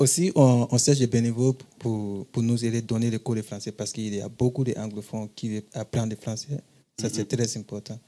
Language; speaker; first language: French; non-native, learner; English